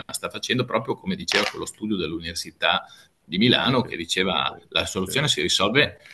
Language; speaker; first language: Italian; native; Italian